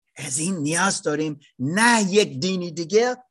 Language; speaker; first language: Persian; non-native, learner; German